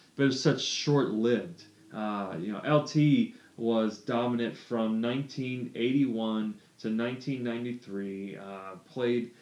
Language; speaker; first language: English; native; English